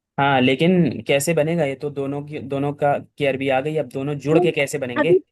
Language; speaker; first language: Urdu; native; Urdu